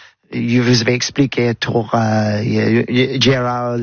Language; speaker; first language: French; non-native, learner; English